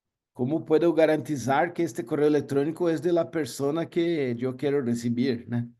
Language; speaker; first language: Spanish; non-native, learner; Portuguese